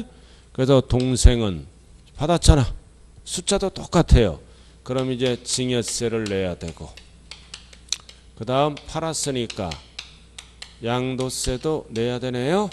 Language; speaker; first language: Korean; native; Korean